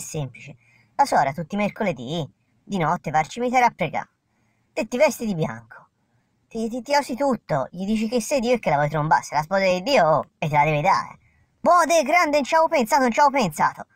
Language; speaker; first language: Italian; native; Italian